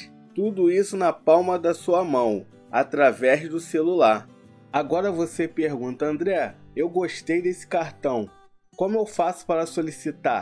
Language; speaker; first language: Portuguese; native; Portuguese